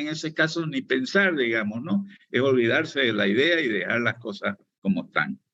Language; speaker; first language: Spanish; native; Spanish